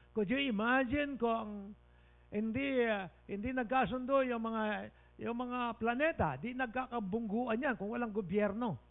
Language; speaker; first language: Filipino; native; Filipino